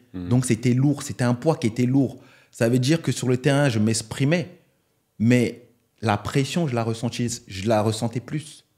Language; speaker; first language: French; native; French